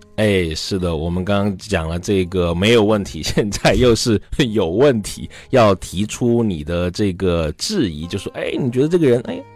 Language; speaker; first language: Chinese; native; Chinese